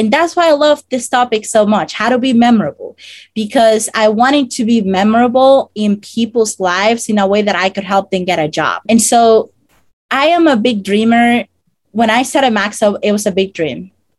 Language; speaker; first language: English; non-native, fluent; Spanish